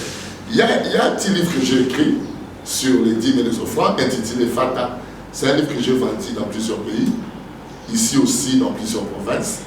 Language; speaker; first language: French; non-native, local second language; Lingala